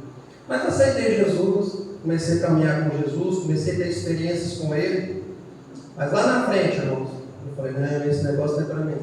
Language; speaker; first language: Portuguese; native; Portuguese